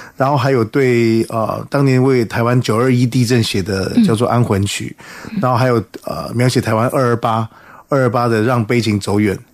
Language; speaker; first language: Chinese; native; Chinese